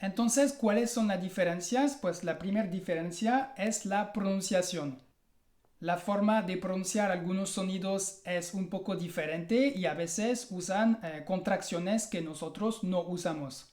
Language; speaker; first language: Spanish; non-native, fluent; French